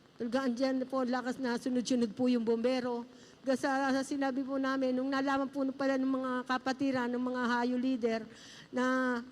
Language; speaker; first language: Filipino; native; Filipino